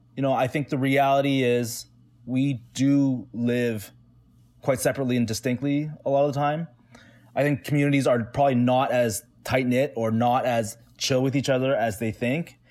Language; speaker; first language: English; native; English